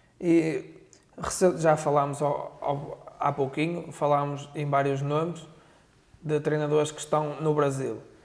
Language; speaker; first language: Portuguese; native; Portuguese